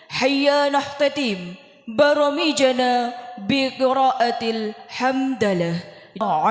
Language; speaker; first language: Arabic; non-native, learner; Indonesian